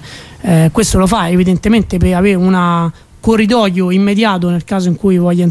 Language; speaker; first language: Italian; native; Italian